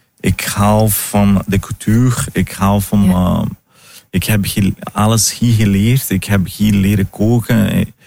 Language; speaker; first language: Dutch; non-native, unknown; Portuguese